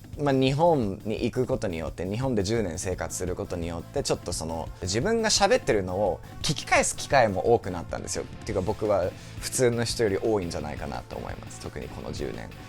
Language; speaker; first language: Japanese; non-native, fluent; English